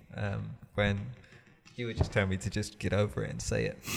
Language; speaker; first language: English; native; English